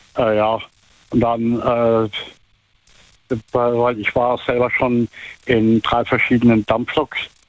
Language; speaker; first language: German; native; German